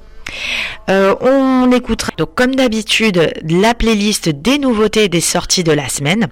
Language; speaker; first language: French; native; French